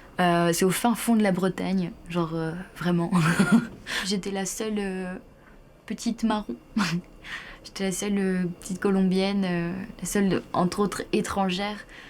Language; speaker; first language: French; native; French